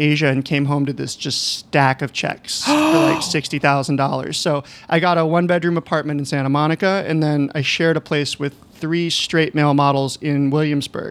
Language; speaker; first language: English; native; English